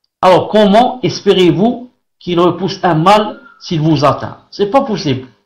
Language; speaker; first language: French; non-native, local second language; Arabic